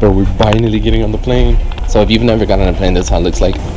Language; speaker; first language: English; early bilingual, other home language; Spanish